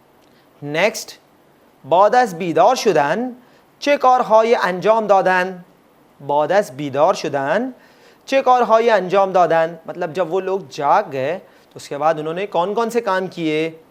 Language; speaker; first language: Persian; non-native, fluent; Urdu